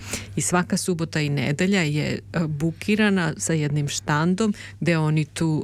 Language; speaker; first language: Serbian; native; Serbian